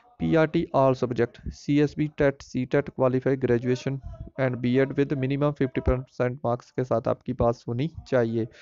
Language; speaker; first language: Hindi; non-native, local second language; Punjabi